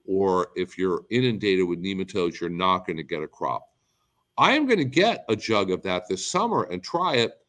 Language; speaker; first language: English; native; English